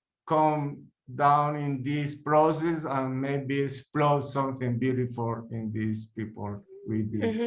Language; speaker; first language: English; non-native, learner; Spanish